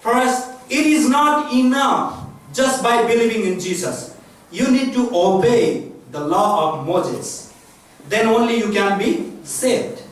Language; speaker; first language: English; non-native, local second language; Nepali